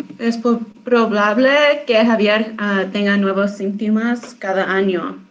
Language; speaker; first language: Spanish; non-native, learner; English